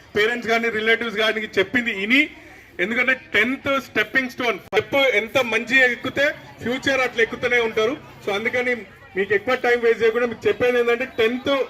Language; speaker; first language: Telugu; native; Telugu